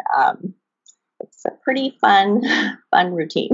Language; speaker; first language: English; early bilingual, other home language; Japanese